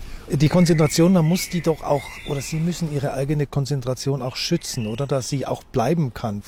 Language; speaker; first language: German; native; German